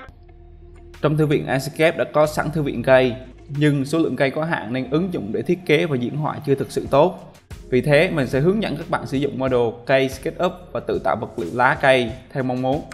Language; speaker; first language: Vietnamese; native; Vietnamese